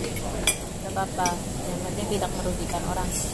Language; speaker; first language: Indonesian; native; Indonesian